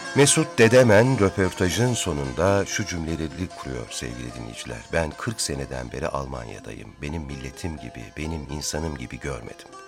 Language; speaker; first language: Turkish; native; Turkish